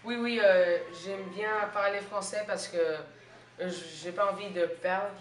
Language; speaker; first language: French; non-native, learner; English